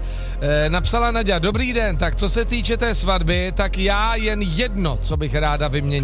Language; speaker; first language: Czech; native; Czech